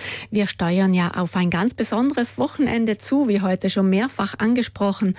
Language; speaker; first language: German; native; German